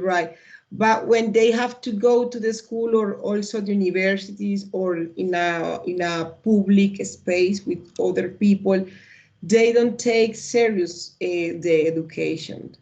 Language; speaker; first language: English; non-native, learner; Spanish